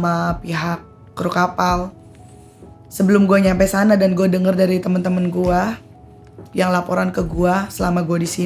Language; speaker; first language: Indonesian; native; Indonesian